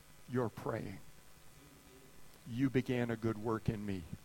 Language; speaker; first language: English; native; English